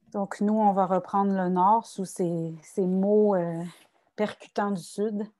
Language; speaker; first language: French; native; French